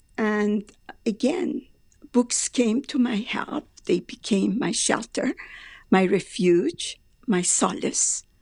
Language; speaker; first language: English; non-native, fluent; Persian